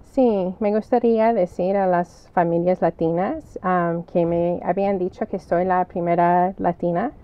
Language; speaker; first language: Spanish; early bilingual, other home language; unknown